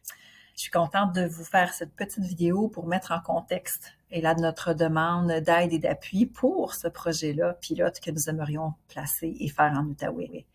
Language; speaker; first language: French; native; French